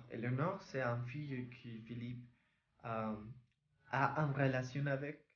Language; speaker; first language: French; non-native, learner; Spanish